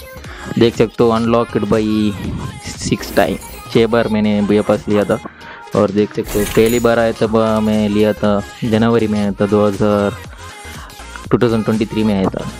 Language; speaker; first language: Hindi; non-native, local second language; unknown